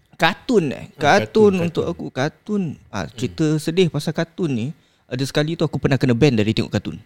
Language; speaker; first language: Malay; native; Malay